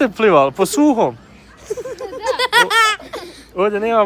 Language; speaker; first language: Bosnian; native; Bosnian